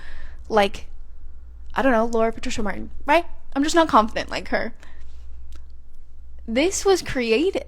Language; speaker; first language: English; native; English